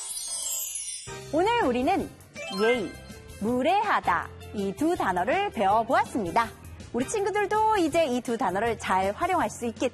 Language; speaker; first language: Korean; native; Korean